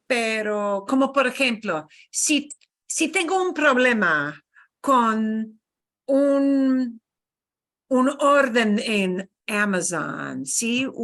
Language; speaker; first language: Spanish; non-native, fluent; English